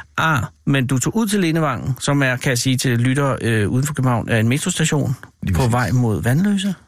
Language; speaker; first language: Danish; native; Danish